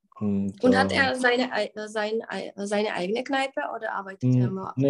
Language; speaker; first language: German; non-native, fluent; Czech